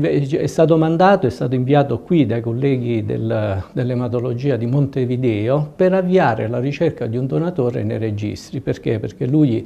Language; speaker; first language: Italian; native; Italian